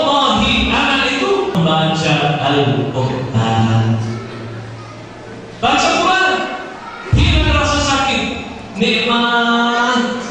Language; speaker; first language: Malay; non-native, fluent; Arabic